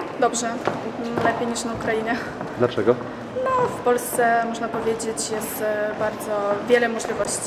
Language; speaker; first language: Polish; non-native, fluent; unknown